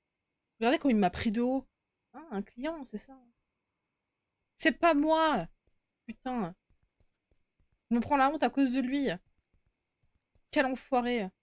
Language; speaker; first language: French; native; French